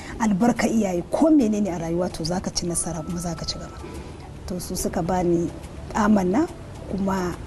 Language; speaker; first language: Hausa; non-native, local second language; Fula